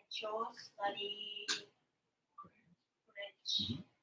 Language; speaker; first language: English; non-native, learner; Japanese